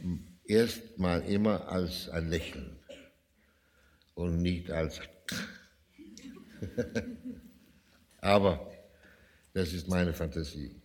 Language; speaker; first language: German; non-native, fluent; Danish